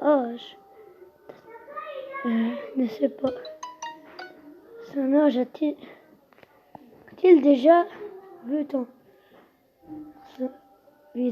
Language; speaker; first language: French; non-native, local second language; Arabic